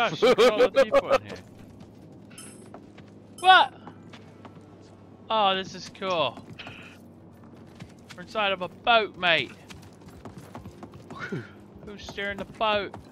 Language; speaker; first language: English; native; English